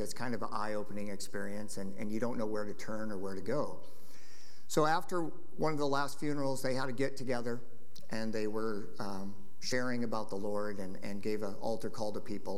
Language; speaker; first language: English; native; English